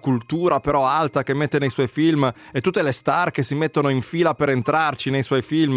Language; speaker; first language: Italian; native; Italian